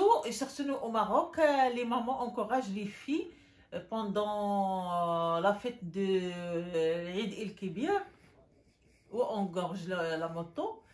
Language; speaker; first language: French; non-native, local second language; Arabic